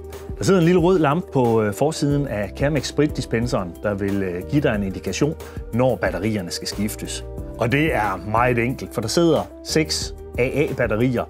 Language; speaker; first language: Danish; native; Danish